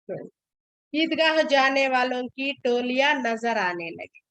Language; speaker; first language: Hindi; non-native, local second language; Telugu